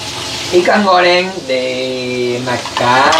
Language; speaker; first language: Indonesian; non-native, learner; Spanish